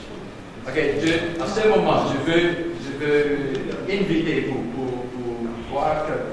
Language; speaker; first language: French; non-native, learner; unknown